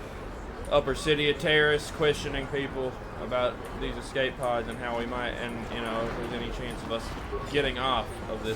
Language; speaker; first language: English; native; English